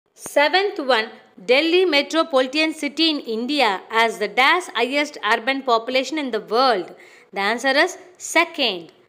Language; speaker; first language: English; non-native, local second language; Tamil